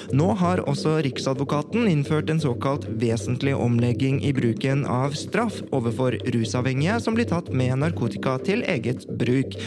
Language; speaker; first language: Norwegian; early bilingual, other home language; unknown